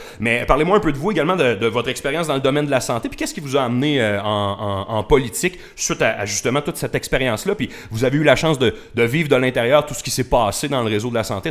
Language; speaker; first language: French; native; French